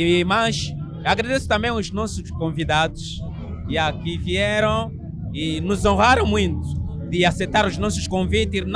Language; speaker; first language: Portuguese; non-native, fluent; Lingala